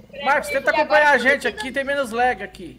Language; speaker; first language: Portuguese; native; Portuguese